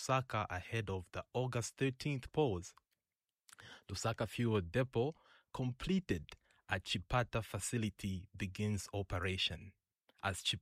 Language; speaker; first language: English; non-native, local second language; Bemba